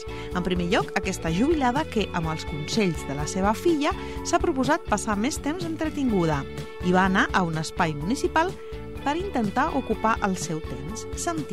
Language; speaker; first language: Catalan; native; Catalan